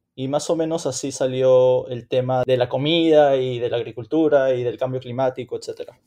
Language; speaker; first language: Spanish; native; Spanish